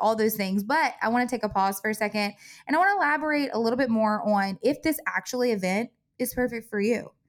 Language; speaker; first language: English; native; English